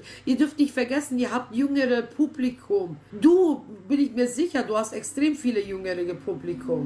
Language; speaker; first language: German; native; German